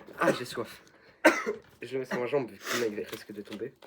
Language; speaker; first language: French; native; French